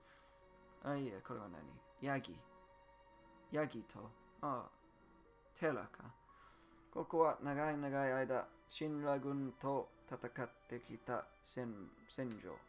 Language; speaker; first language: Japanese; non-native, learner; English